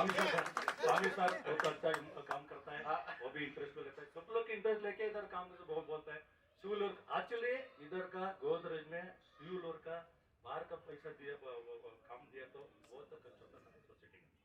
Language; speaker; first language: Hindi; non-native, local second language; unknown